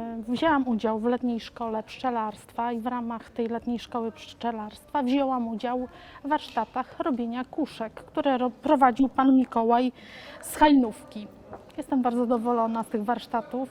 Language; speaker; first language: Polish; native; Polish